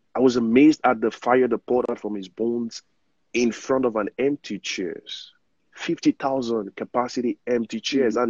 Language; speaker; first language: English; non-native, local second language; Yoruba